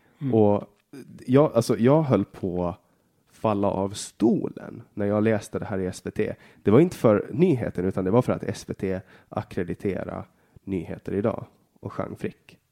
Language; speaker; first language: Swedish; native; Swedish